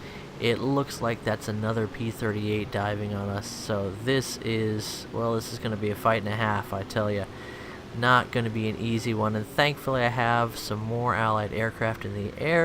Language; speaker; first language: English; native; English